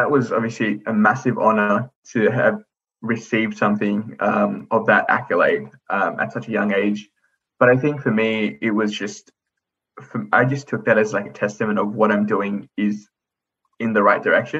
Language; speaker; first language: English; native; English